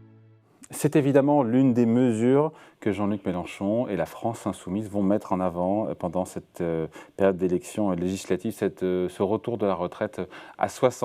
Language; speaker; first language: French; native; French